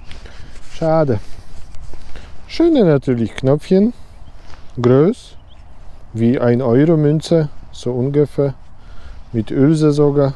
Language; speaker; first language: German; non-native, learner; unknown